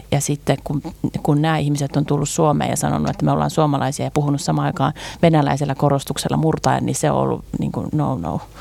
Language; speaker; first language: Finnish; early bilingual, other home language; Russian